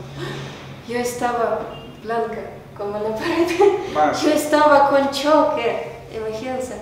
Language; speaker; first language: Spanish; non-native, learner; Ukrainian